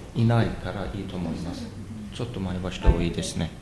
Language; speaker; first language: Japanese; non-native, fluent; Azerbaijani